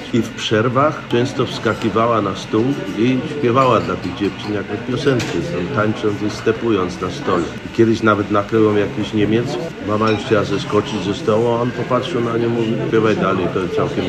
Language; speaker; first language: Polish; native; Polish